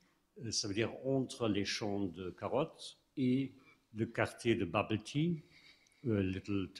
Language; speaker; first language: French; non-native, fluent; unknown